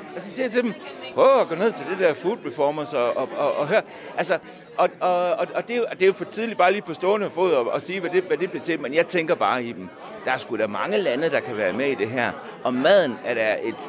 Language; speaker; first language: Danish; native; Danish